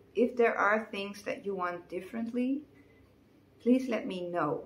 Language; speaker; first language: English; non-native, fluent; Dutch